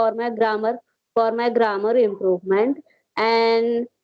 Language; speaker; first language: English; non-native, learner; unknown